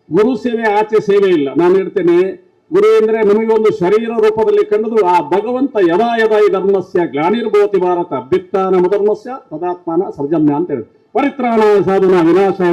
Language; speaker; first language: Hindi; non-native, local second language; Kannada